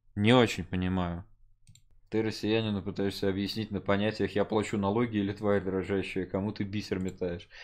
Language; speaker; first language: Russian; early bilingual, heritage; Russian